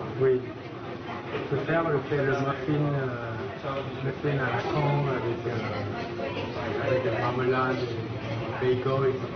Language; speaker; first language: French; non-native, fluent; Chinese